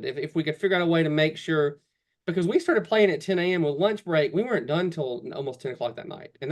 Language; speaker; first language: English; native; English